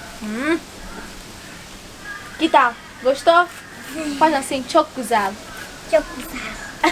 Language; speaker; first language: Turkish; non-native, fluent; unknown